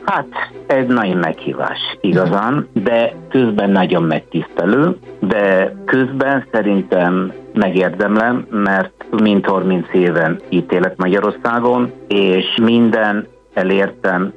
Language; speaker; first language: Hungarian; non-native, fluent; Italian